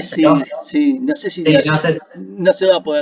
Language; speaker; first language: Spanish; native; Spanish